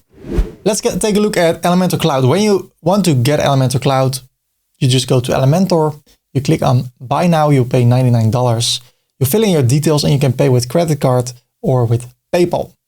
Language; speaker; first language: English; non-native, fluent; Dutch